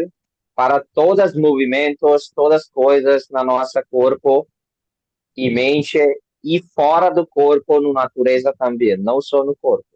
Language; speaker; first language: Portuguese; non-native, learner; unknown